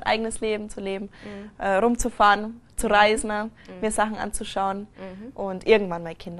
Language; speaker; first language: German; native; German